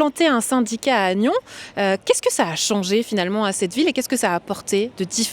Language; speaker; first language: French; native; French